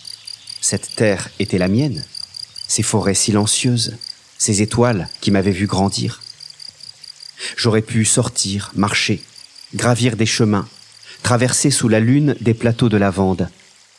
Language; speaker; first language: French; native; French